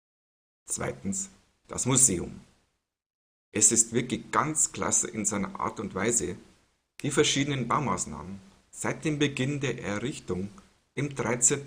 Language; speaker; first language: German; native; German